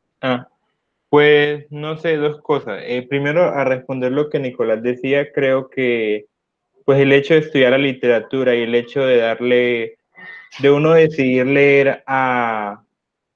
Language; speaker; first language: Spanish; native; Spanish